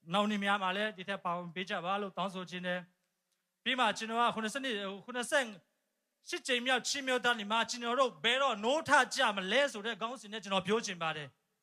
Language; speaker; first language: Burmese; non-native, local second language; Hakha Chin